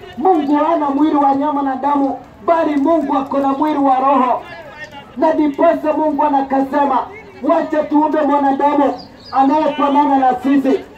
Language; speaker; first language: Swahili; non-native, local second language; Kikuyu